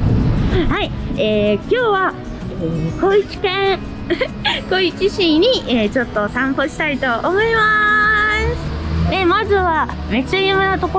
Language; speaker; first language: Japanese; non-native, fluent; Italian